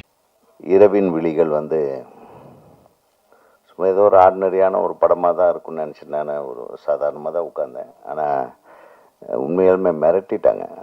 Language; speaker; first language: Tamil; native; Tamil